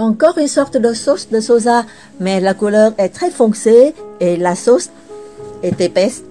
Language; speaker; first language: French; non-native, fluent; Vietnamese